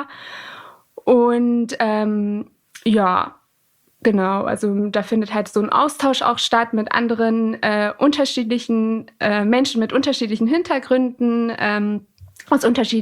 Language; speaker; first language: German; early bilingual, other home language; Persian